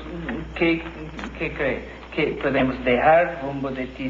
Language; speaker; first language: Spanish; non-native, fluent; English